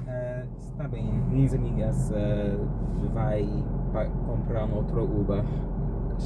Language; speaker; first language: Portuguese; non-native, learner; English